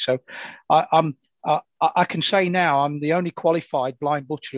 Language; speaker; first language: English; native; English